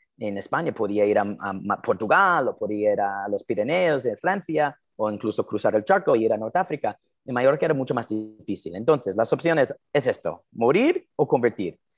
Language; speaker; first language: Spanish; non-native, fluent; English